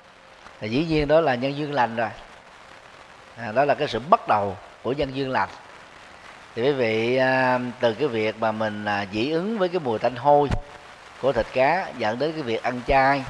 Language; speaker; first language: Vietnamese; native; Vietnamese